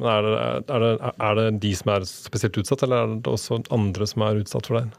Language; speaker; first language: Norwegian; native; Norwegian